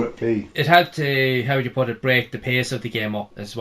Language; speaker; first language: English; native; English